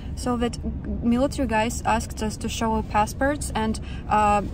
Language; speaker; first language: English; non-native, fluent; Russian